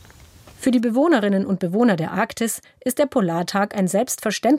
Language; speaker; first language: German; native; German